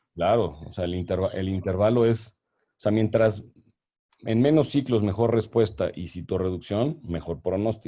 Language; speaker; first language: Spanish; native; Spanish